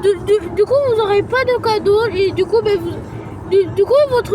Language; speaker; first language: French; early bilingual, other home language; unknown